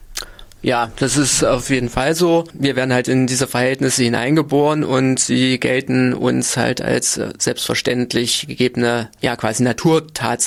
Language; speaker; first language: German; native; German